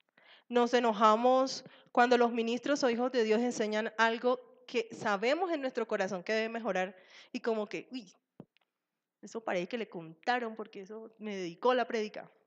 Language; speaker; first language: Spanish; native; Spanish